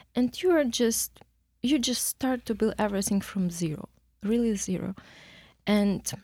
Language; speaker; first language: English; non-native, learner; Ukrainian